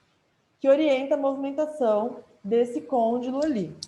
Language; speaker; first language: Portuguese; native; Portuguese